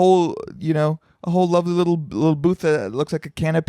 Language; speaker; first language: English; native; English